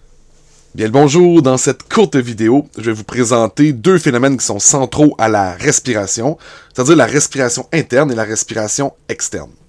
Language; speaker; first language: French; native; French